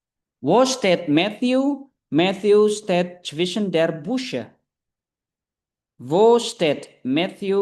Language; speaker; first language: German; non-native, fluent; Indonesian